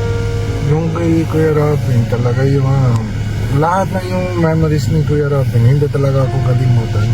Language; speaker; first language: Filipino; non-native, learner; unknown